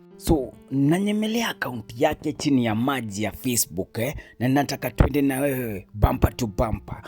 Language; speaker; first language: Swahili; native; Swahili